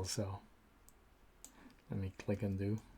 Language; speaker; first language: English; native; English